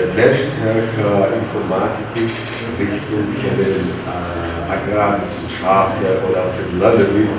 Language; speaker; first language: German; non-native, learner; Portuguese